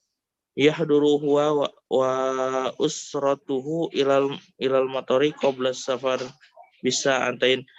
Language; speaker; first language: Arabic; non-native, learner; Indonesian